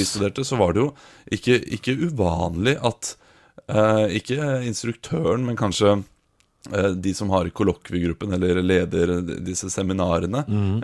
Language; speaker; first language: Norwegian; native; Norwegian